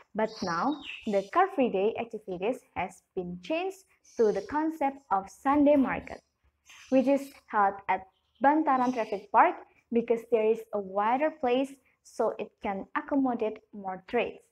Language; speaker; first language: English; non-native, learner; Indonesian